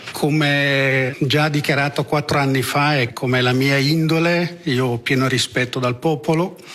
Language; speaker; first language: Italian; native; Italian